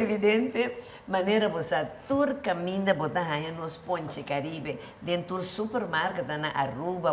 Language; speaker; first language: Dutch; non-native, local second language; Papiamento